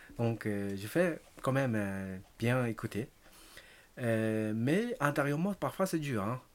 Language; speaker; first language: French; non-native, learner; Tibetan